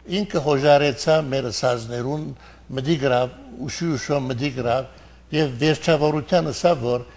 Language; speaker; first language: Armenian; early bilingual, heritage; Armenian